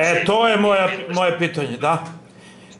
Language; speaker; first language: Serbian; native; Serbian